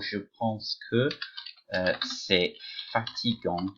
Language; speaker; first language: French; non-native, fluent; English